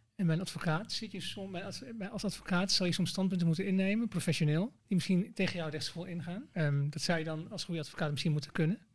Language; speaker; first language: Dutch; native; Dutch